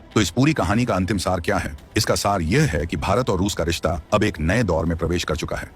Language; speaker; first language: Hindi; native; Hindi